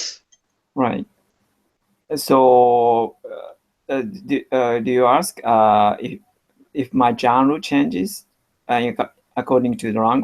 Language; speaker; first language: English; non-native, learner; Japanese